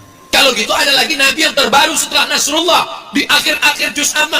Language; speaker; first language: Indonesian; native; Indonesian